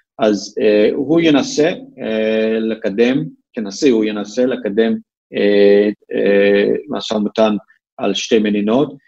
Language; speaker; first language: Hebrew; non-native, fluent; English